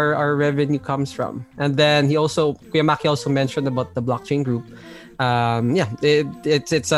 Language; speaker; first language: English; non-native, local second language; Hiligaynon